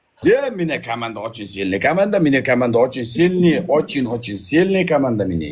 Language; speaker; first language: Russian; non-native, learner; Uzbek